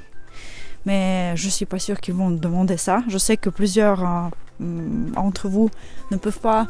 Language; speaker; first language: French; non-native, fluent; Russian